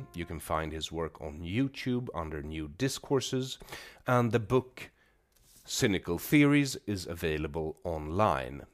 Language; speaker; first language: English; non-native, fluent; Swedish